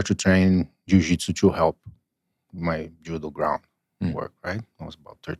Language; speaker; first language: English; non-native, fluent; Portuguese